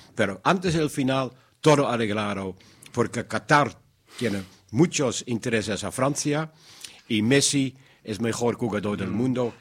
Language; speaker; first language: Spanish; non-native, learner; Dutch